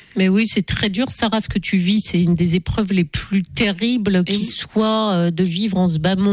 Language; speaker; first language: French; native; French